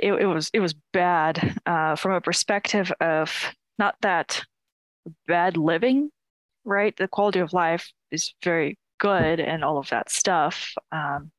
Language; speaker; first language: English; non-native, fluent; Ukrainian